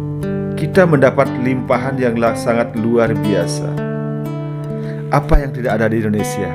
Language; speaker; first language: Indonesian; native; Indonesian